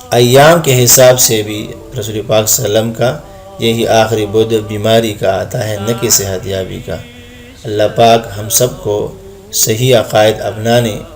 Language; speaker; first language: Urdu; non-native, local second language; Pashto